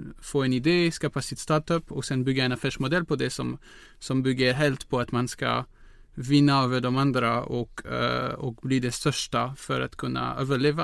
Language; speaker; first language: Swedish; non-native, fluent; French